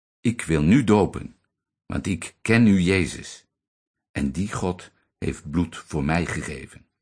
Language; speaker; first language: Dutch; native; Dutch